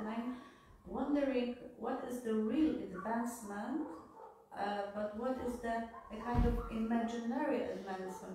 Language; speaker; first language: English; non-native, fluent; Polish